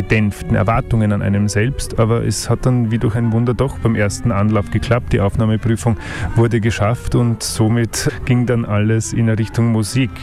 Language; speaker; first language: German; native; German